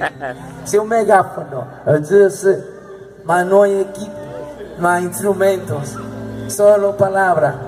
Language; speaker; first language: Portuguese; non-native, learner; Spanish